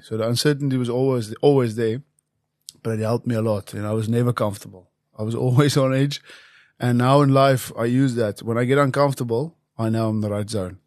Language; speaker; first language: English; non-native, local second language; Afrikaans